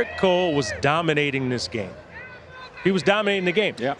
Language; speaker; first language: English; native; English